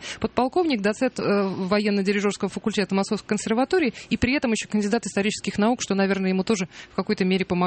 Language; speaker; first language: Russian; native; Russian